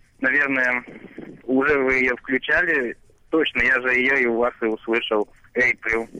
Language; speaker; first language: Russian; native; Russian